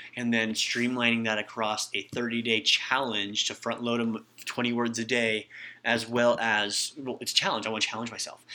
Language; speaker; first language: English; native; English